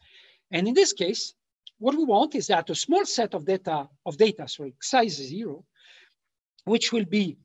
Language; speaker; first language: English; non-native, fluent; French